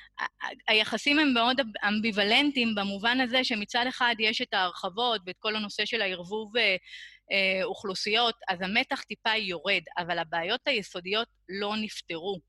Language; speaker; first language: Hebrew; native; Hebrew